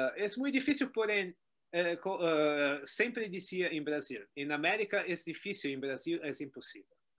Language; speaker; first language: Spanish; non-native, learner; Portuguese